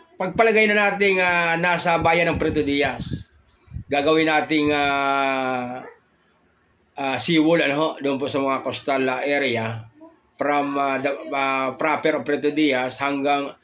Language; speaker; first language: Filipino; non-native, local second language; Bikol